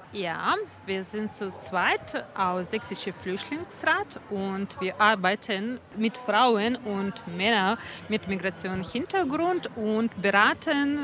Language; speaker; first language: German; non-native, learner; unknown